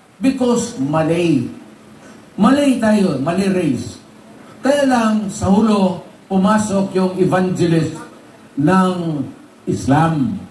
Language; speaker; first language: Filipino; non-native, local second language; Cebuano